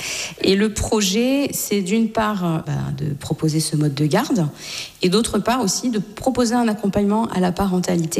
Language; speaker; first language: French; native; French